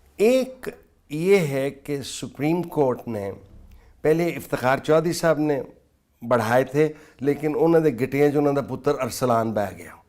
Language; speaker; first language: Urdu; non-native, local second language; Punjabi